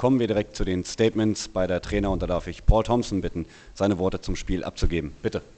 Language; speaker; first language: German; native; German